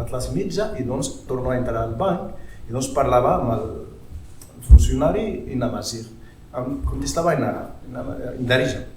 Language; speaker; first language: Catalan; non-native, fluent; Berber languages